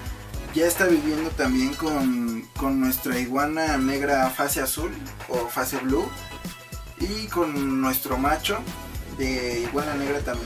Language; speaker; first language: Spanish; native; Spanish